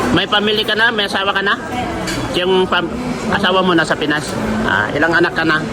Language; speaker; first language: Filipino; native; Filipino